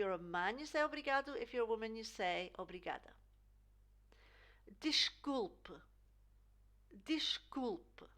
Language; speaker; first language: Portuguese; non-native, fluent; English